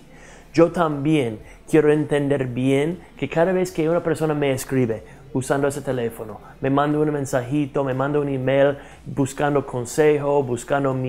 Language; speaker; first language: Spanish; non-native, fluent; English